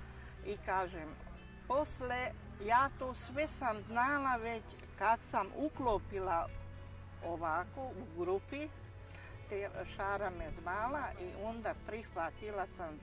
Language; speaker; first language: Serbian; non-native, local second language; Hungarian